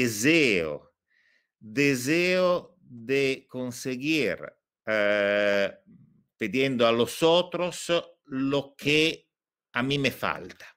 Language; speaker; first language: Spanish; non-native, fluent; Italian